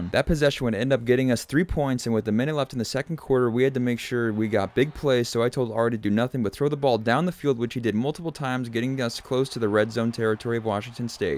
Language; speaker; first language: English; native; English